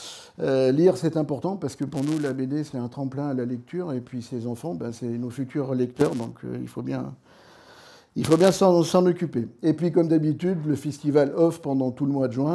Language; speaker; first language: French; native; French